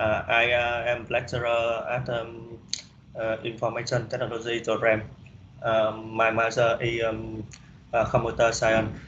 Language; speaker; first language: English; non-native, learner; Vietnamese